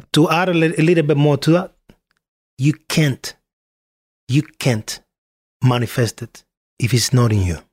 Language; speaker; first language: English; non-native, fluent; Spanish